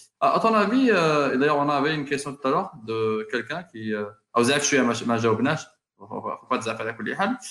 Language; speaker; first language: French; non-native, local second language; Arabic